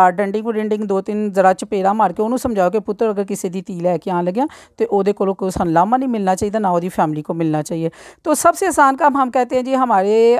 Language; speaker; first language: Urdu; non-native, local second language; Punjabi